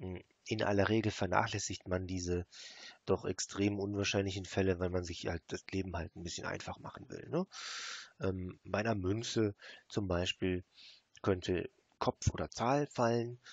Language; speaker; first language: German; native; German